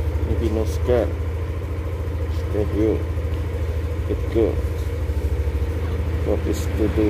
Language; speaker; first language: English; non-native, learner; Indonesian